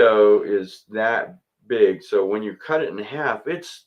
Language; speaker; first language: English; native; English